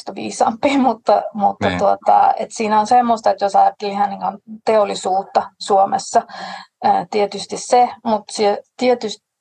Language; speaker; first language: Finnish; non-native, fluent; Danish